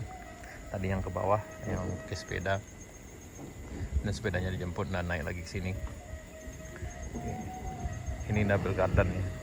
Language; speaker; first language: Indonesian; non-native, local second language; Minangkabau